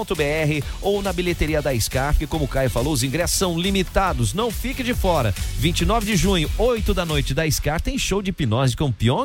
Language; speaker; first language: Portuguese; native; Portuguese